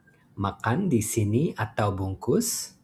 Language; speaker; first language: Indonesian; non-native, learner; English